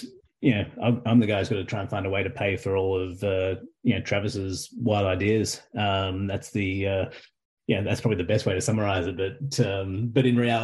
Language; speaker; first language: English; native; English